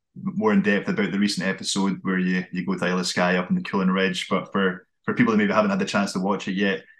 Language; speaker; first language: English; native; English